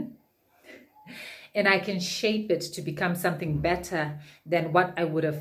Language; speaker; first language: English; non-native, local second language; Shona